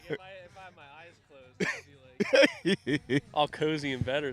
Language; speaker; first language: English; native; English